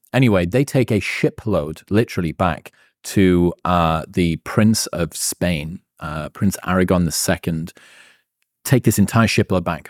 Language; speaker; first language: English; native; English